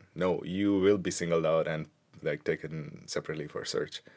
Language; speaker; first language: English; non-native, local second language; Punjabi